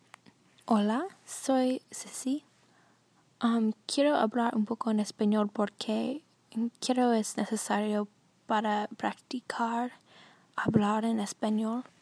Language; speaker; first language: Spanish; non-native, learner; English